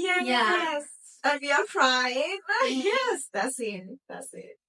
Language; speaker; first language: English; non-native, learner; Thai